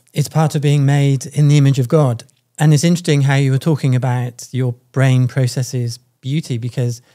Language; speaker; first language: English; native; English